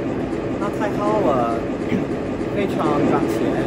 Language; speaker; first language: Chinese; non-native, learner; English